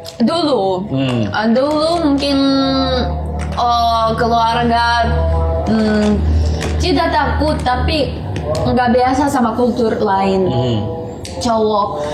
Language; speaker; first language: Indonesian; non-native, learner; Russian